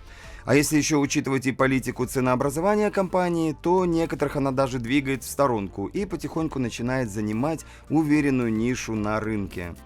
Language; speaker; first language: Russian; native; Russian